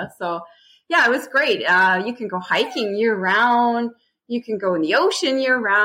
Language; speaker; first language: English; non-native, fluent; French